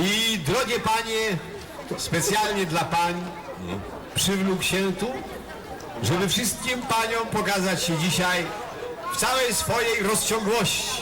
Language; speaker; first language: Polish; native; Polish